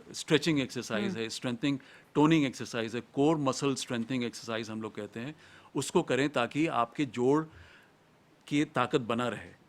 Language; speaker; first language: Hindi; native; Hindi